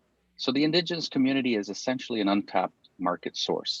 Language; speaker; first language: English; native; English